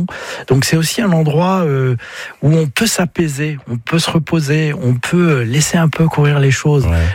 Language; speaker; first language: French; native; French